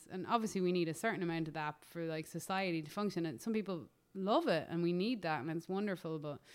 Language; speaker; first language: English; native; English